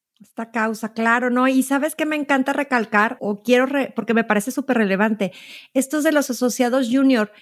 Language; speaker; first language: Spanish; native; Spanish